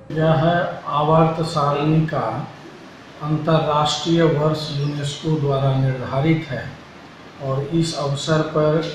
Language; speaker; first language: Hindi; native; Hindi